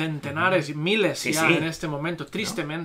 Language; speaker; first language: Spanish; native; Spanish